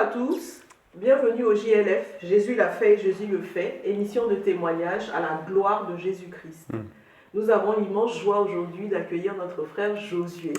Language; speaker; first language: French; native; French